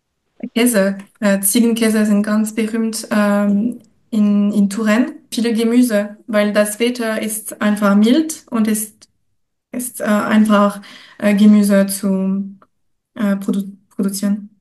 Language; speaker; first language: German; non-native, fluent; French